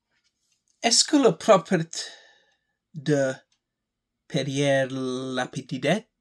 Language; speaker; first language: French; non-native, learner; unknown